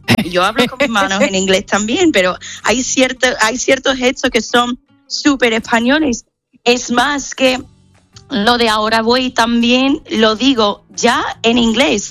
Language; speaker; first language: Spanish; non-native, fluent; English